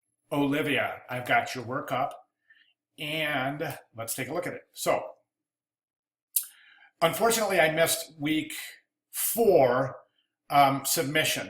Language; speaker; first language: English; native; English